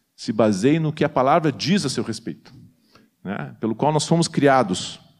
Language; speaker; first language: Portuguese; native; Portuguese